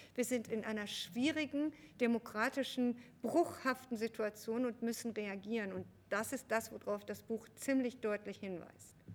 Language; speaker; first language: German; early bilingual, other home language; Persian